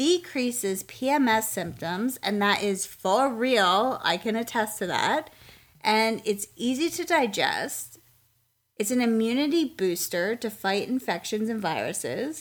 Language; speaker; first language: English; native; English